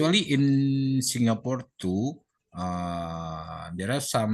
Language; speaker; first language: English; non-native, learner; Indonesian